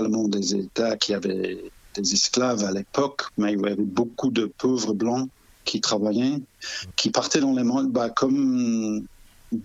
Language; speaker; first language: French; non-native, fluent; English